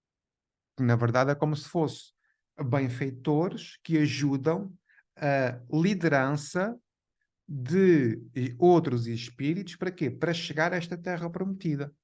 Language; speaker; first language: Portuguese; native; Portuguese